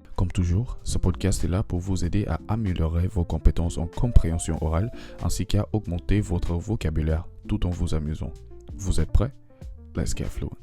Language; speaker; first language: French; non-native, fluent; English